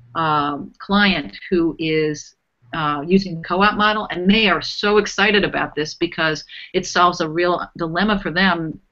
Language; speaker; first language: English; native; English